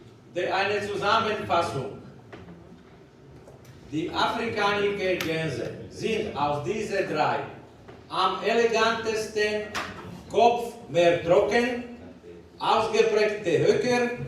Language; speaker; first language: German; non-native, learner; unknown